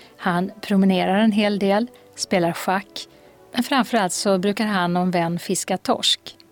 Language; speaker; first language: Swedish; native; Swedish